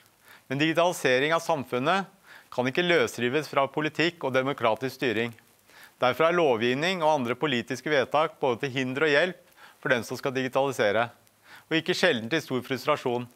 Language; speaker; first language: Norwegian; native; Norwegian